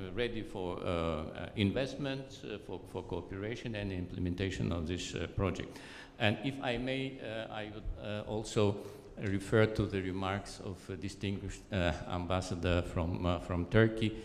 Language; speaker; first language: English; non-native, fluent; Azerbaijani